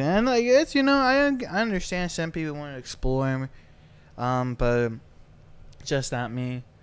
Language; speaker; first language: English; early bilingual, other home language; Spanish